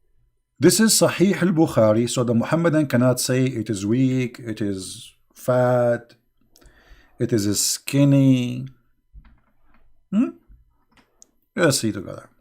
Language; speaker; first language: English; non-native, fluent; Arabic